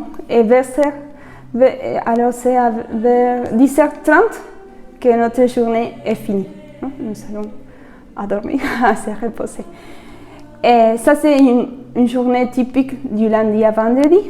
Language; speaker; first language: French; non-native, fluent; Spanish